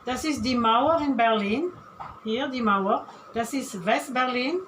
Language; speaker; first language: German; non-native, fluent; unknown